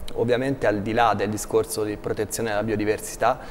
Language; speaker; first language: Italian; native; Italian